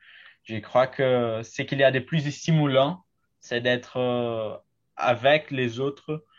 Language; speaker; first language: French; non-native, fluent; Portuguese